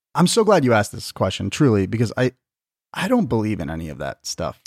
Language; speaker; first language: English; native; English